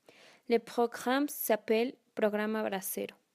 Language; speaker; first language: French; non-native, learner; Spanish